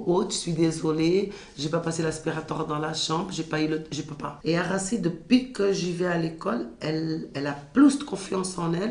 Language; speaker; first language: French; non-native, learner; Kabuverdianu